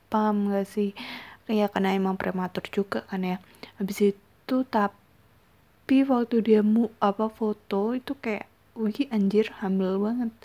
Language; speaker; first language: Indonesian; native; Indonesian